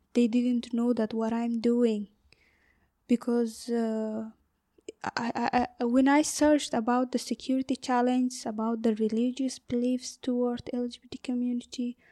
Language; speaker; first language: English; non-native, learner; Persian